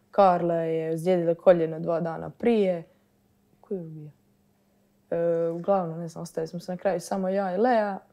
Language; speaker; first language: Croatian; native; Croatian